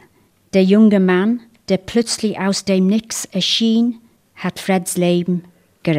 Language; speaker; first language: German; non-native, fluent; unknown